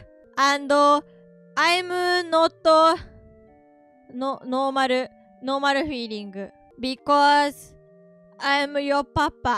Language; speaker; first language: English; non-native, learner; Japanese